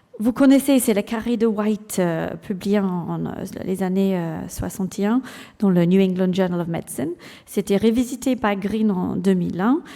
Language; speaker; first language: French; non-native, fluent; English